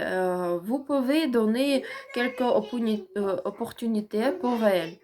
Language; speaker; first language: French; non-native, learner; Ukrainian